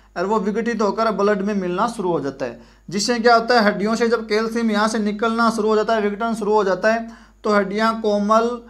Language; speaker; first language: Hindi; native; Hindi